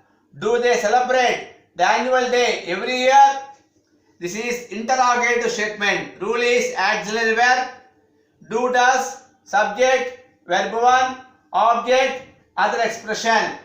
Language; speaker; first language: English; non-native, local second language; Telugu